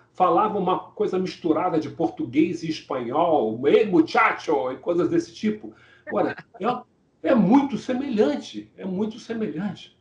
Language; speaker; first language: Portuguese; native; Portuguese